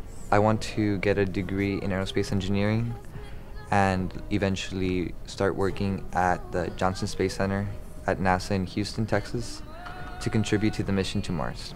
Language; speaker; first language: English; early bilingual, other home language; Spanish